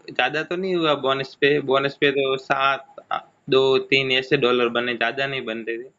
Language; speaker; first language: Hindi; non-native, local second language; Gujarati